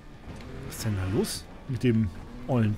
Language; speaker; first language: German; native; German